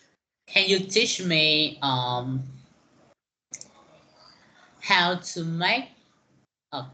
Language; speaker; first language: English; non-native, learner; Vietnamese